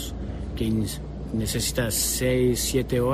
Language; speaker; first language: Spanish; non-native, learner; Italian